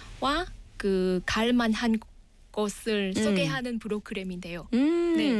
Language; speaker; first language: Korean; non-native, fluent; Vietnamese